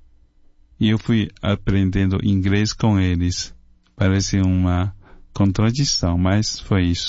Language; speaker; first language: Portuguese; non-native, fluent; Chinese